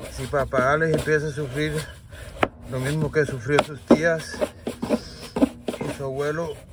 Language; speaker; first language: Spanish; early bilingual, heritage; Spanish